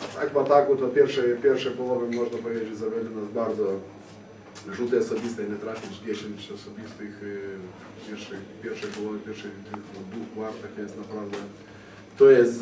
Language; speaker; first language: Polish; non-native, fluent; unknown